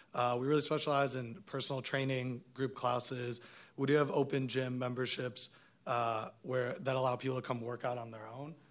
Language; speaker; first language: English; non-native, fluent; Hebrew